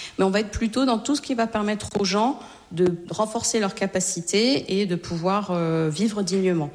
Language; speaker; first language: French; native; French